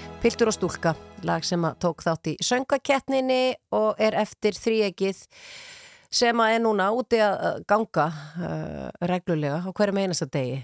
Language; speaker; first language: Icelandic; native; Icelandic